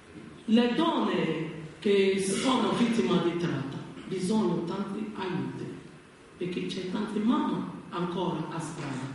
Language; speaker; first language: Italian; non-native, learner; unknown